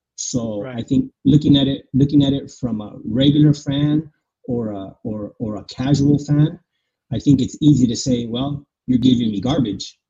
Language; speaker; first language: English; native; English